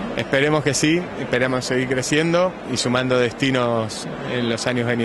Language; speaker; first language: Spanish; native; Spanish